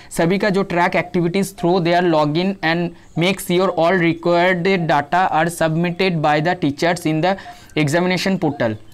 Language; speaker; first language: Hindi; non-native, local second language; Bangla